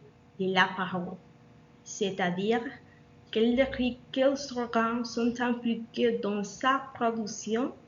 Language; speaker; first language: French; non-native, learner; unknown